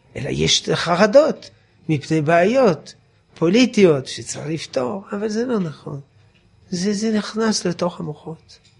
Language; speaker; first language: Hebrew; non-native, fluent; French